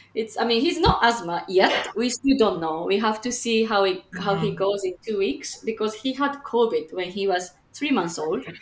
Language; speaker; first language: English; non-native, fluent; Japanese